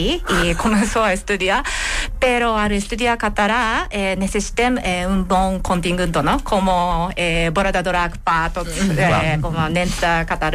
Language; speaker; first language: Catalan; non-native, learner; Japanese